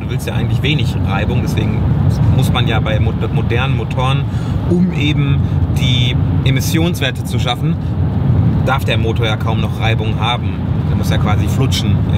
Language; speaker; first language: German; native; German